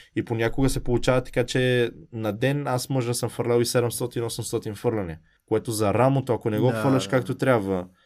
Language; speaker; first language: Bulgarian; early bilingual, heritage; Bulgarian